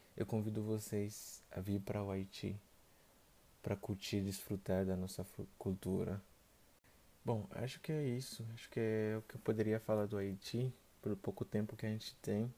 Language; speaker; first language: Portuguese; non-native, fluent; Haitian Creole